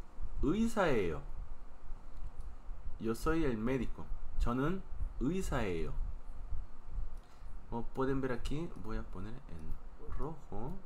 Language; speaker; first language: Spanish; non-native, fluent; Korean